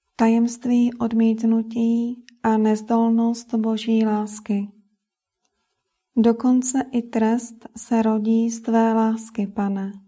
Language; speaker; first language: Czech; native; Czech